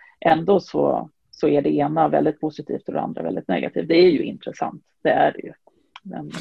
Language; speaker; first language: Swedish; native; Swedish